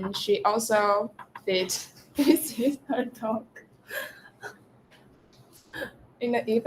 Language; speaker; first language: English; non-native, learner; Chinese